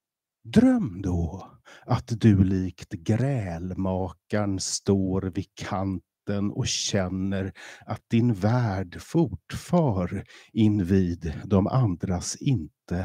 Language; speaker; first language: Swedish; native; Swedish